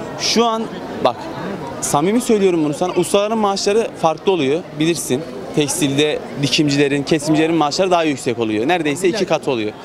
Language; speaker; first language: Turkish; native; Turkish